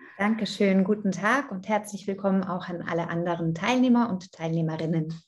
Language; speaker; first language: German; non-native, fluent; Italian